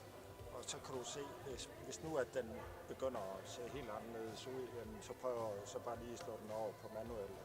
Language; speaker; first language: Danish; native; Danish